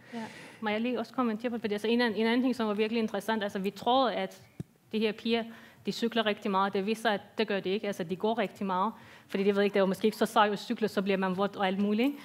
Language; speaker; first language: Danish; non-native, fluent; Persian